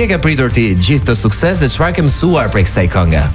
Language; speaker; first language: Albanian; native; Albanian